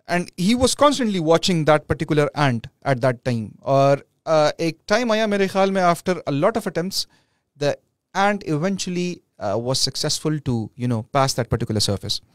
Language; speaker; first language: English; non-native, local second language; Pashto